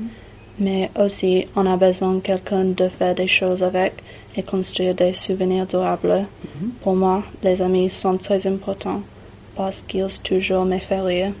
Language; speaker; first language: French; non-native, learner; English